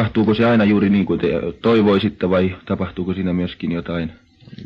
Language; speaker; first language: Finnish; native; Finnish